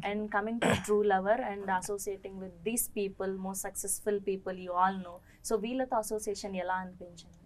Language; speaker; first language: Telugu; native; Telugu